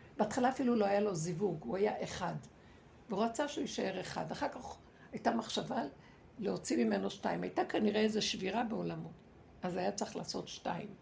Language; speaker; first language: Hebrew; native; Hebrew